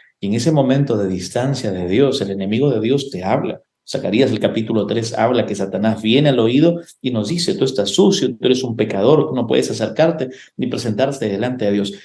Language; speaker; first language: Spanish; native; Spanish